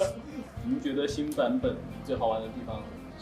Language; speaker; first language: Chinese; native; Chinese